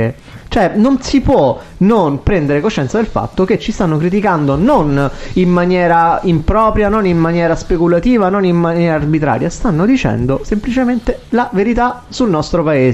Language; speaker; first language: Italian; native; Italian